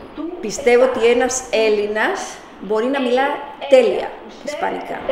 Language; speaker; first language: Greek; non-native, fluent; Spanish